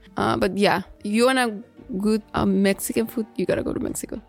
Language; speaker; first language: English; non-native, fluent; Spanish